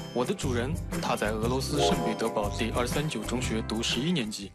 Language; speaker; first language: Chinese; native; Chinese